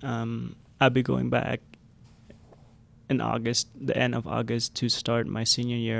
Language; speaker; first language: English; non-native, fluent; Khmer